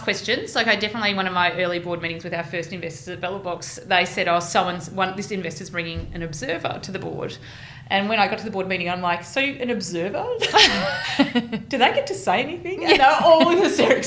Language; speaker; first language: English; native; English